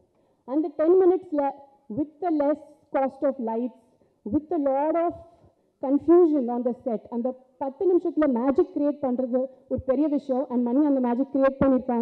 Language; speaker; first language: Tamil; non-native, fluent; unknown